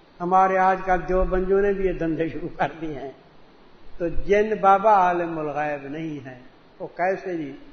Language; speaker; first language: Urdu; non-native, local second language; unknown